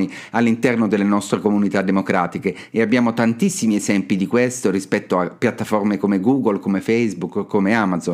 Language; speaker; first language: Italian; native; Italian